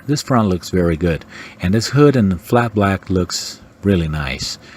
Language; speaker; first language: English; non-native, fluent; Portuguese